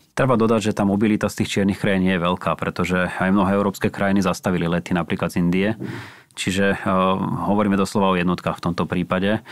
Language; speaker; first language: Slovak; native; Slovak